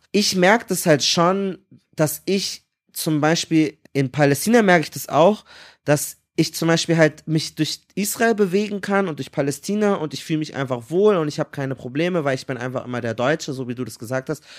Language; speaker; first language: German; native; German